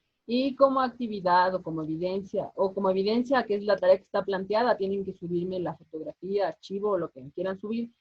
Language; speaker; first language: Spanish; native; Spanish